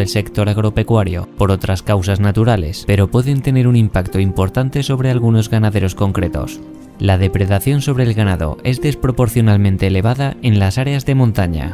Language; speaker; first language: Spanish; native; Spanish